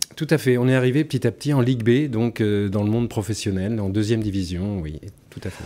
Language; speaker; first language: French; native; French